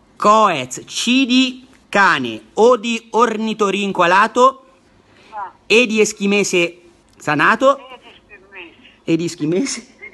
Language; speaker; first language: Italian; native; Italian